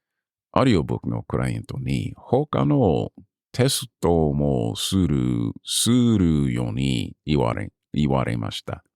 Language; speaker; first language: Japanese; non-native, learner; English